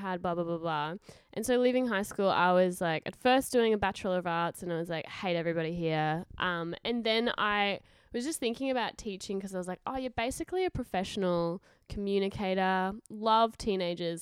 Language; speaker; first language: English; native; English